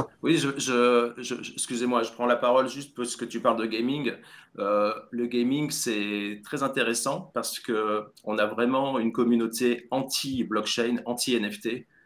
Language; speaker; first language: French; native; French